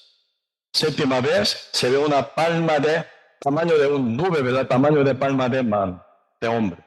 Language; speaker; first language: Spanish; non-native, learner; Korean